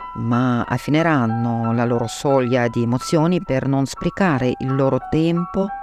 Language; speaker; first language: Italian; non-native, fluent; Russian